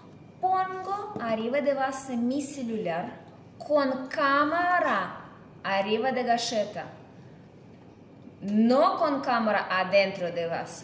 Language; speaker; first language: Spanish; non-native, fluent; Russian